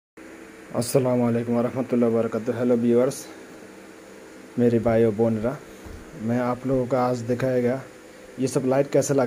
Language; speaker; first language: Hindi; non-native, fluent; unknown